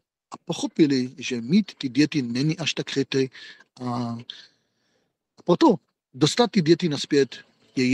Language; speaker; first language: Czech; non-native, fluent; Hebrew